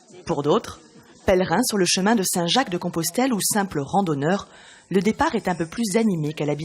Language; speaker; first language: French; native; French